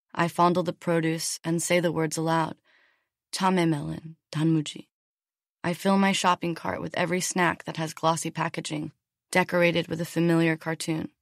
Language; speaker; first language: English; native; English